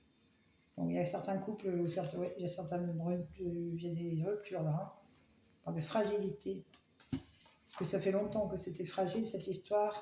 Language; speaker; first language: French; native; French